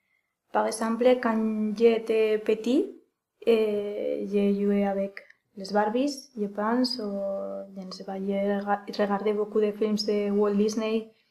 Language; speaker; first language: French; non-native, learner; Spanish